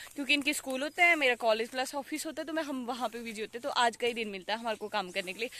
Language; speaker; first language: Hindi; native; Hindi